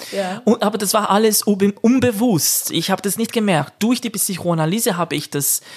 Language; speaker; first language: German; non-native, fluent; Portuguese